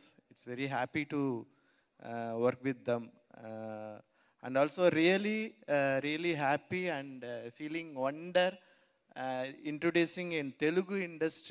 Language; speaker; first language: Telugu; non-native, learner; Tamil